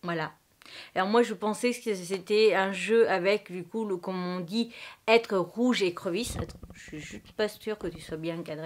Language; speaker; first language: French; native; French